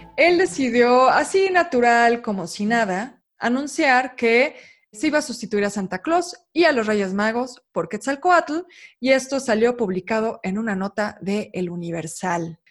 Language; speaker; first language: Spanish; native; Spanish